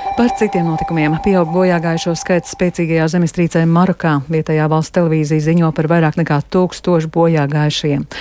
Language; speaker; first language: Latvian; native; Latvian